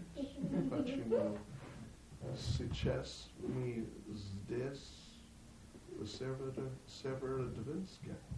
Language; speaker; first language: Russian; non-native, learner; English